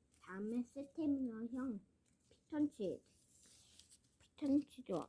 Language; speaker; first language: Korean; native; Korean